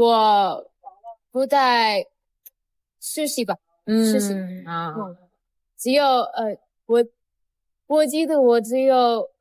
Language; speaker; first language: Chinese; non-native, learner; Indonesian